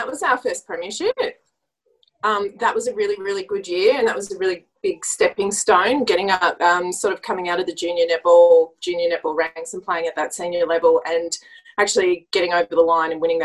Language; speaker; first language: English; native; English